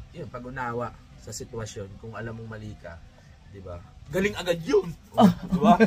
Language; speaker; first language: Filipino; non-native, local second language; Hiligaynon